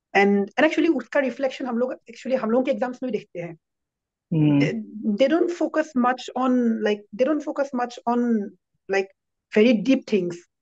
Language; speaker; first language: Hindi; non-native, local second language; Assamese